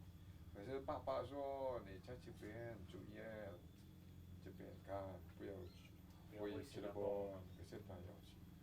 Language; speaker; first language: Chinese; non-native, learner; Indonesian